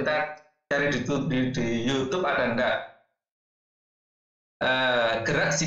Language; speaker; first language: Indonesian; native; Indonesian